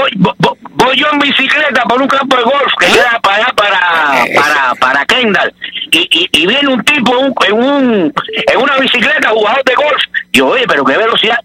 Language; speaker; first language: Spanish; native; Spanish